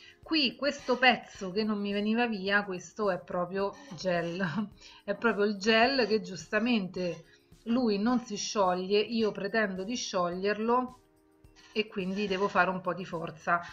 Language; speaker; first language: Italian; native; Italian